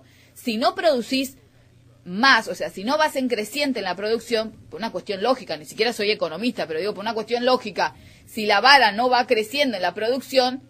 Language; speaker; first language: Spanish; native; Spanish